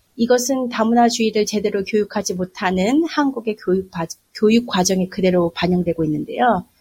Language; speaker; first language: Korean; native; Korean